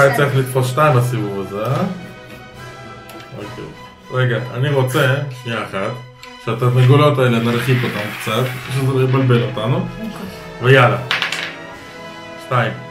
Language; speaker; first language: Hebrew; native; Hebrew